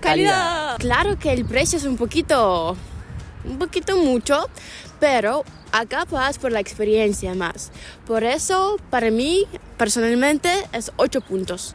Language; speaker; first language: Spanish; non-native, learner; Ukrainian